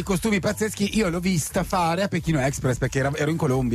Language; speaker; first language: Italian; native; Italian